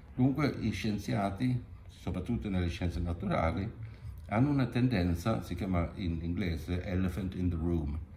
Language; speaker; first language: Italian; non-native, fluent; Swedish